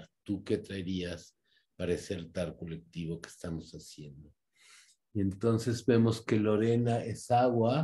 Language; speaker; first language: Spanish; native; Spanish